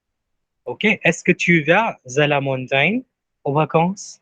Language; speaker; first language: French; non-native, fluent; Hindi